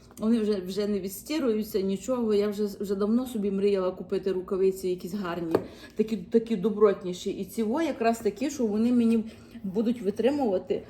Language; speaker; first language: Ukrainian; native; Ukrainian